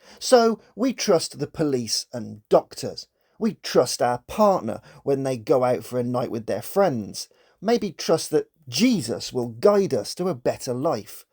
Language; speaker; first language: English; native; English